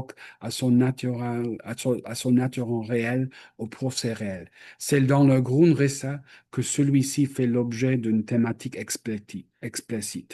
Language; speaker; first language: French; non-native, fluent; English